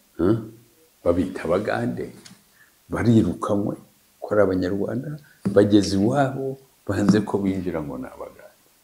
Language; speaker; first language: Kinyarwanda; early bilingual, heritage; Kinyarwanda